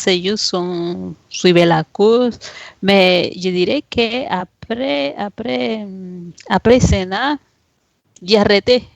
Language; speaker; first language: French; non-native, fluent; Spanish